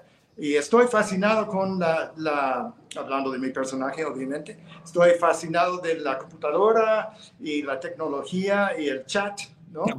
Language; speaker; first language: Spanish; non-native, fluent; English